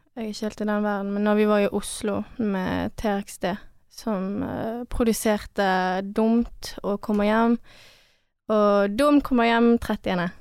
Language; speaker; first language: Norwegian; early bilingual, other home language; French